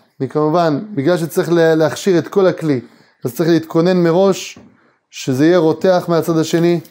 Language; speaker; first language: Hebrew; native; Hebrew